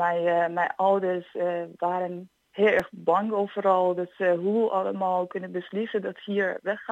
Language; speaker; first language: Dutch; non-native, fluent; Persian